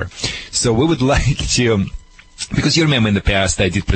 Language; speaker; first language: English; non-native, fluent; Romanian